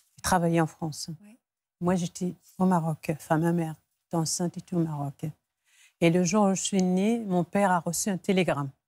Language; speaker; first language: French; non-native, local second language; Arabic